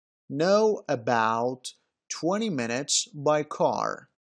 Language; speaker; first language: English; non-native, fluent; Persian